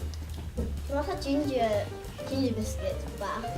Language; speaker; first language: Welsh; non-native, local second language; English